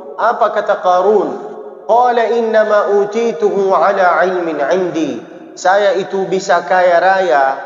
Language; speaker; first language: Malay; early bilingual, heritage; Malay